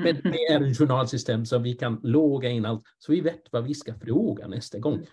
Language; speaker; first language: Swedish; non-native, fluent; English